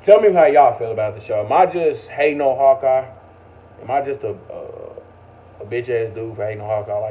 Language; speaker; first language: English; native; English